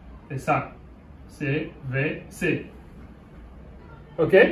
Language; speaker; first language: French; non-native, local second language; Wolof